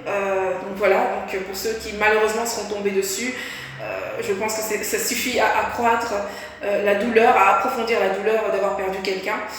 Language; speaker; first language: French; native; French